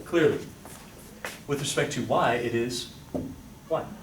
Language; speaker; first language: English; native; English